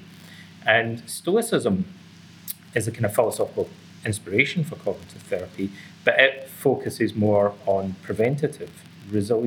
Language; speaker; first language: English; native; English